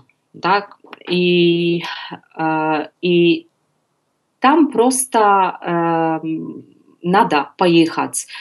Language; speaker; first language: Russian; non-native, learner; Polish